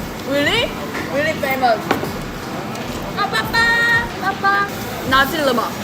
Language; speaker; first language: English; non-native, learner; Japanese